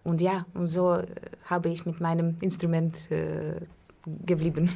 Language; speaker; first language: German; non-native, learner; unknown